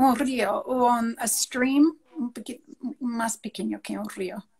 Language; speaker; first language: Spanish; non-native, fluent; English